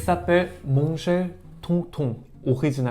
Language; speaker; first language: French; non-native, learner; Korean